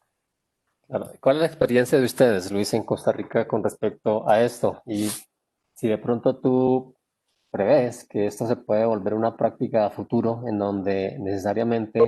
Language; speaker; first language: Spanish; native; Spanish